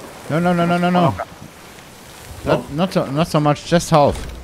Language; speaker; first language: English; non-native, fluent; German